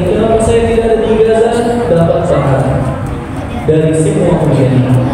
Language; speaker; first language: Indonesian; non-native, fluent; Arabic